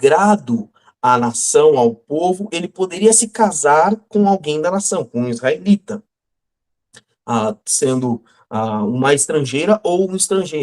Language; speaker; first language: Portuguese; native; Portuguese